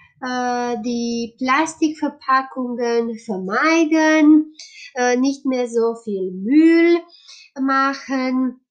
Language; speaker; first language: German; non-native, learner; Romanian